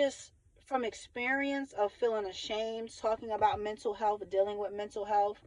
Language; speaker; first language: English; native; English